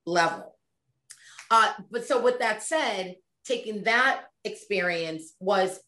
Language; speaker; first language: English; native; English